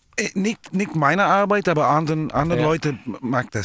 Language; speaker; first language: German; non-native, learner; English